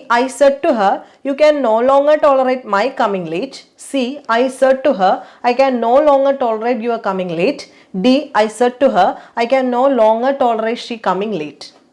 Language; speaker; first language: English; non-native, local second language; Malayalam